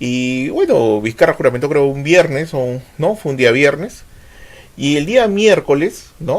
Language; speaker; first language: Spanish; native; Spanish